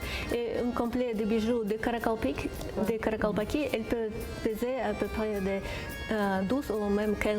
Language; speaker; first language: French; non-native, fluent; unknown